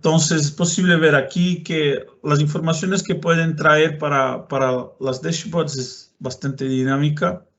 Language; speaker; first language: Spanish; non-native, fluent; Portuguese